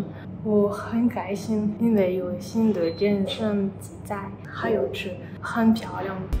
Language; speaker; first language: Chinese; early bilingual, heritage; French